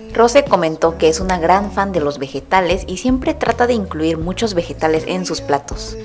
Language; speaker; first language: Spanish; non-native, fluent; Korean